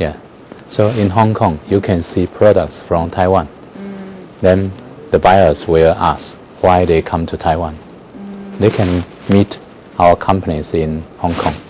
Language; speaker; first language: English; non-native, fluent; Chinese